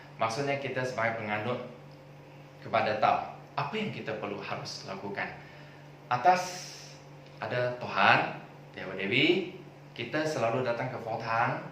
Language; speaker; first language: Malay; non-native, local second language; Chinese